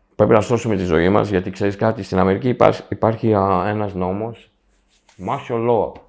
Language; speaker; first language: Greek; early bilingual, heritage; Greek